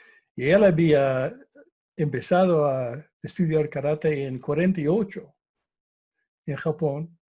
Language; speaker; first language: Spanish; non-native, fluent; English